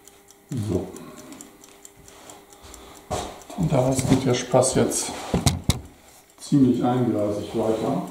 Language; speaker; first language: German; native; German